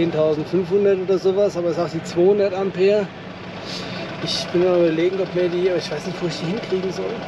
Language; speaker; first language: German; native; German